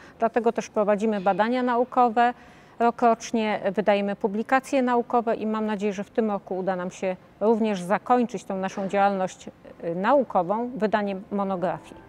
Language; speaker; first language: Polish; native; Polish